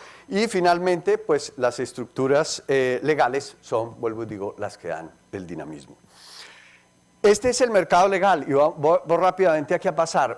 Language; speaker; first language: Spanish; native; Spanish